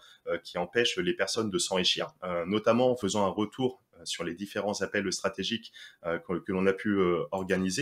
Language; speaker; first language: French; native; French